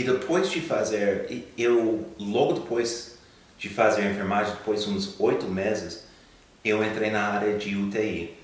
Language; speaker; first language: Portuguese; non-native, fluent; English